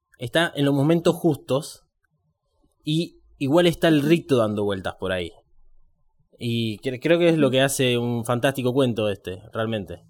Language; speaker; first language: Spanish; native; Spanish